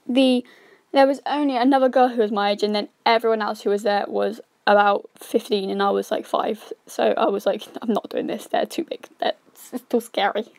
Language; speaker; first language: English; native; English